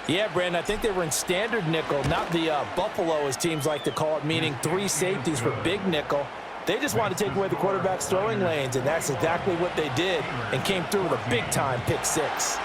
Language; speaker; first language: English; native; English